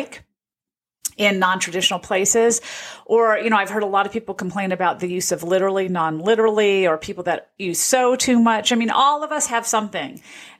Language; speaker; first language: English; native; English